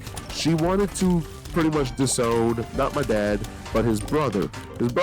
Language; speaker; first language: English; native; English